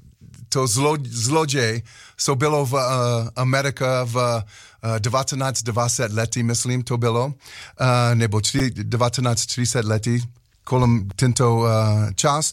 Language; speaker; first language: Czech; non-native, learner; English